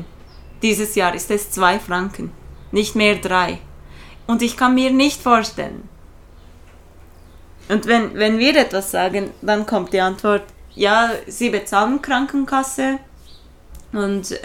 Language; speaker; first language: German; non-native, fluent; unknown